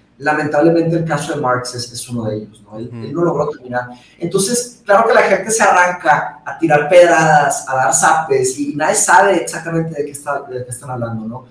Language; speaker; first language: Spanish; early bilingual, other home language; Portuguese